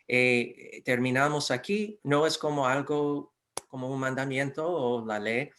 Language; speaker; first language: Spanish; non-native, fluent; English